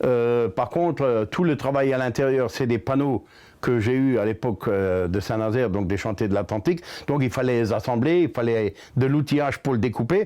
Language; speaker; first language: French; native; French